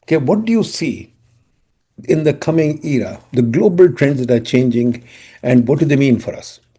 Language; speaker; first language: English; non-native, local second language; Urdu